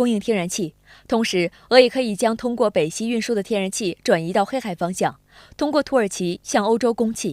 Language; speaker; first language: Chinese; native; Chinese